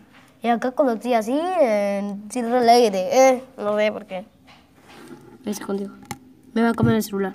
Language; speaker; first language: Spanish; native; Spanish